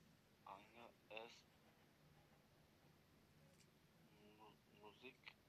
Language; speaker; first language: German; non-native, learner; Macedonian